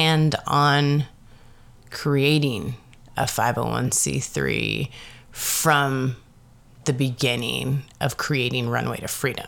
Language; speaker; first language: English; native; English